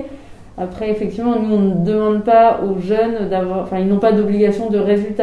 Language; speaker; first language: French; native; French